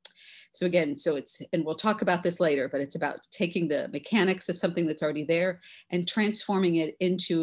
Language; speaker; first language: English; native; English